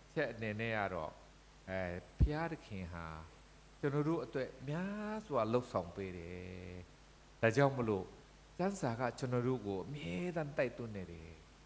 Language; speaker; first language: Burmese; non-native, local second language; Kachin